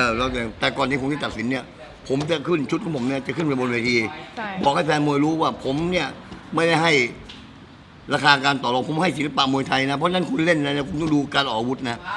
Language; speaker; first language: Thai; native; Thai